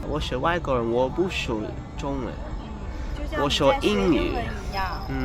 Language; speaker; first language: Chinese; non-native, learner; English